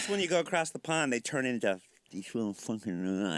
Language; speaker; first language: English; native; English